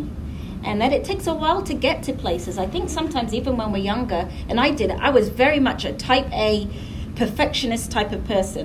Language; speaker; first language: English; native; English